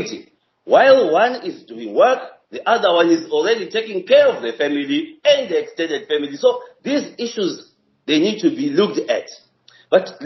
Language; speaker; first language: English; non-native, local second language; Shona